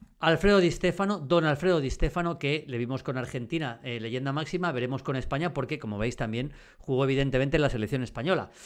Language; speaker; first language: Spanish; native; Spanish